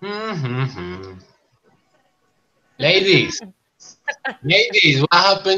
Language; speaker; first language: English; non-native, learner; Spanish